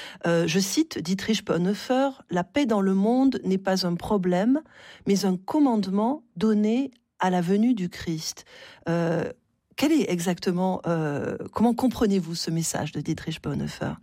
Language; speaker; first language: French; native; French